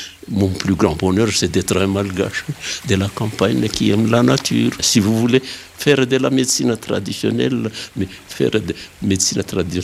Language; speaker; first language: French; non-native, local second language; Malagasy